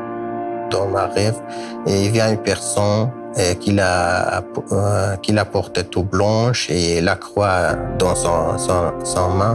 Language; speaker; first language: French; non-native, learner; Kurdish